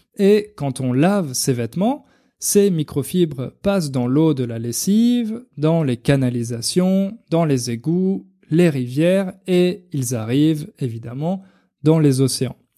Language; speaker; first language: French; native; French